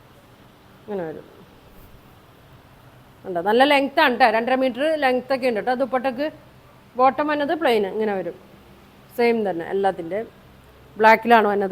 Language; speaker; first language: Malayalam; native; Malayalam